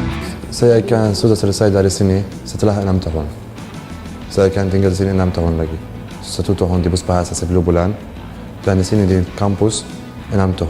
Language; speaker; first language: Indonesian; non-native, learner; Arabic